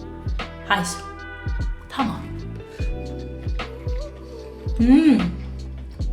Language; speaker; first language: German; non-native, learner; Chinese